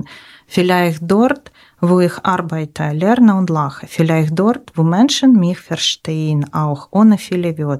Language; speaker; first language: German; non-native, learner; Ukrainian